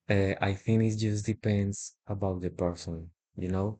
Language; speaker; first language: English; non-native, learner; Spanish